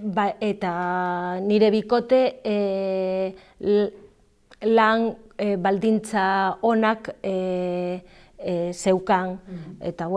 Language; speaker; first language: Basque; non-native, learner; Galician